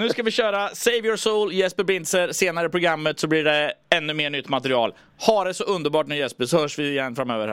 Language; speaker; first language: Swedish; native; Swedish